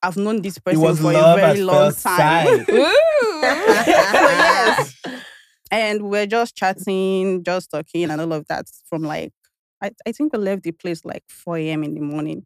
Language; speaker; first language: English; non-native, local second language; Igbo